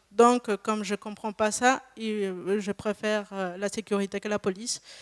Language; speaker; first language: French; non-native, fluent; Spanish